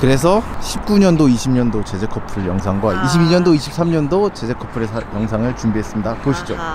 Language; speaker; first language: Korean; native; Korean